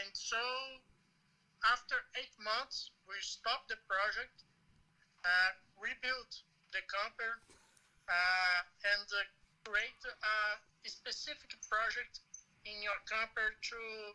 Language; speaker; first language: English; non-native, learner; Portuguese